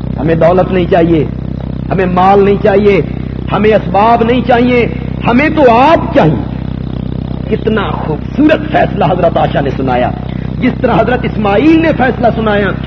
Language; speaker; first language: Urdu; non-native, local second language; Punjabi